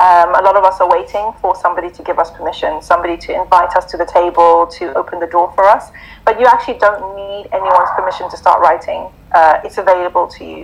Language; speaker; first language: English; native; English